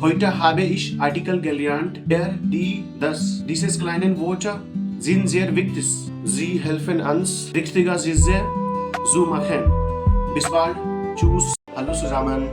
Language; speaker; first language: German; non-native, learner; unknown